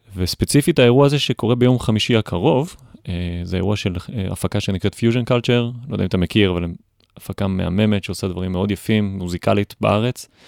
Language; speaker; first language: Hebrew; native; Hebrew